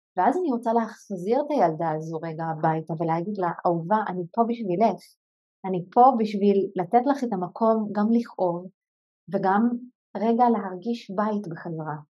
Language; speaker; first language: Hebrew; non-native, local second language; Arabic